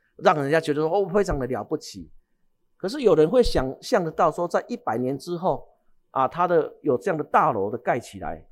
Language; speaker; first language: Chinese; native; Chinese